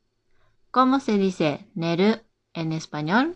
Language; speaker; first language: Spanish; non-native, learner; Japanese